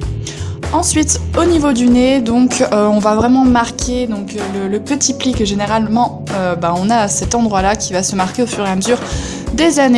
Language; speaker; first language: French; native; French